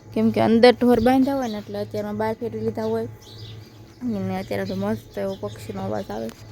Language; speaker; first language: Gujarati; native; Gujarati